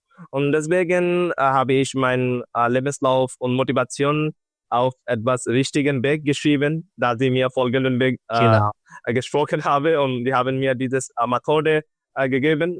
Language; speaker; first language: German; non-native, learner; Bangla